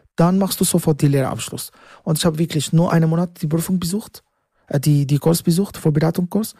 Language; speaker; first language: German; non-native, learner; Arabic